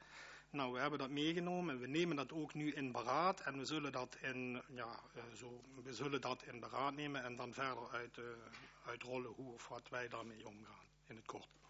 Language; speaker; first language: Dutch; native; Dutch